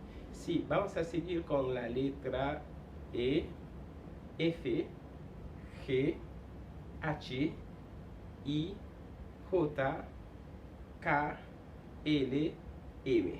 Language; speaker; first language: Spanish; non-native, fluent; Haitian Creole